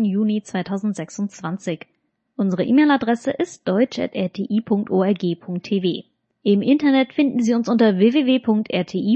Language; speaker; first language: German; native; German